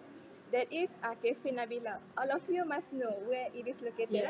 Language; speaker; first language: English; non-native, local second language; Malay